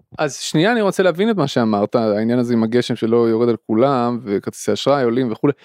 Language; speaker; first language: Hebrew; native; Hebrew